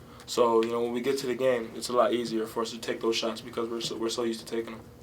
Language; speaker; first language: English; native; English